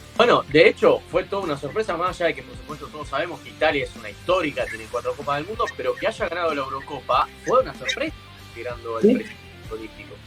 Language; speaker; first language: Spanish; native; Spanish